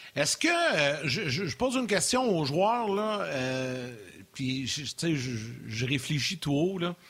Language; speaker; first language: French; native; French